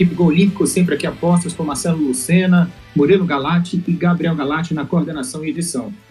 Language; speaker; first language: Portuguese; native; Portuguese